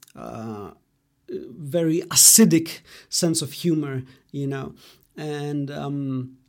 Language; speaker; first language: English; non-native, fluent; Greek